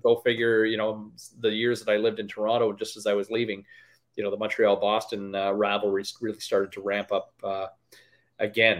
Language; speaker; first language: English; native; English